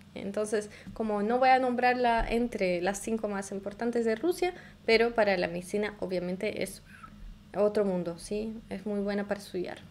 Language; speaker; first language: Spanish; non-native, fluent; Russian